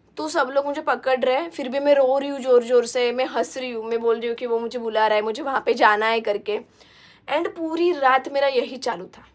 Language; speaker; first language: Hindi; non-native, local second language; Marathi